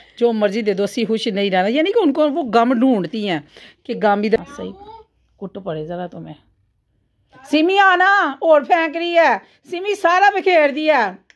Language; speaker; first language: Urdu; non-native, local second language; Punjabi